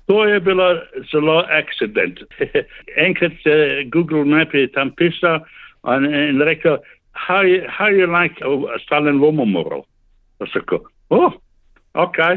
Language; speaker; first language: Slovenian; early bilingual, heritage; Slovenian